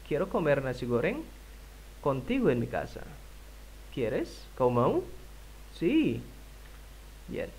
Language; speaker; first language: Spanish; non-native, fluent; Indonesian